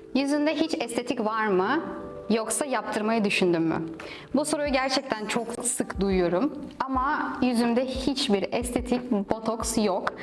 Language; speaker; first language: Turkish; non-native, fluent; Russian